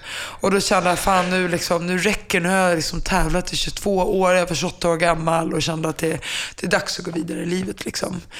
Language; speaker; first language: Swedish; early bilingual, other home language; Finnish